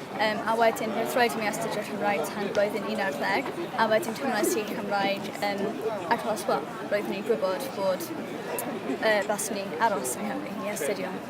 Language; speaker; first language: Welsh; non-native, local second language; English